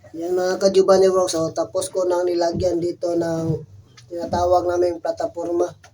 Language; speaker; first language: Filipino; non-native, local second language; Cebuano